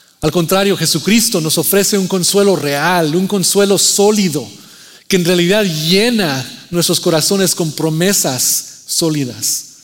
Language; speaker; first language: Spanish; early bilingual, heritage; Spanish